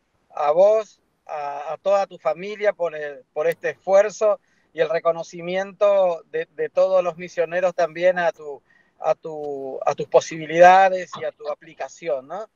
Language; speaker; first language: Spanish; native; Spanish